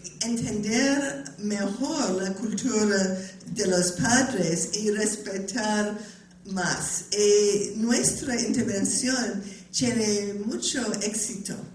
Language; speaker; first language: Spanish; non-native, learner; English